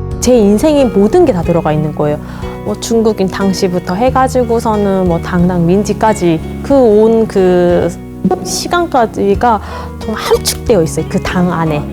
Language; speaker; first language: Korean; native; Korean